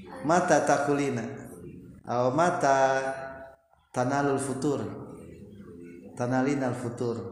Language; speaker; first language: Arabic; non-native, fluent; Indonesian